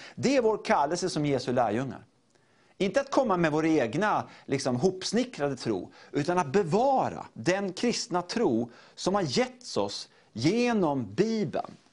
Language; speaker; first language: Swedish; native; Swedish